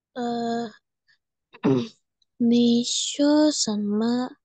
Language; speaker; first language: Chinese; non-native, learner; Indonesian